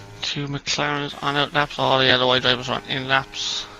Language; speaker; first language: English; native; English